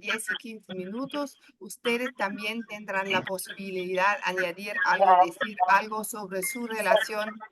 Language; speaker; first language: Spanish; non-native, fluent; German